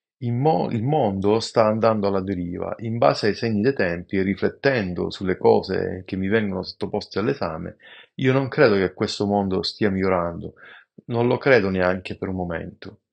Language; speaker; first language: Italian; native; Italian